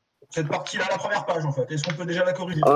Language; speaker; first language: French; native; French